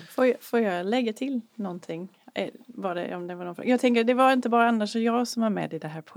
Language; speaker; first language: Swedish; non-native, fluent; English